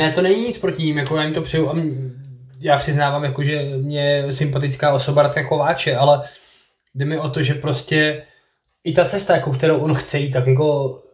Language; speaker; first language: Czech; native; Czech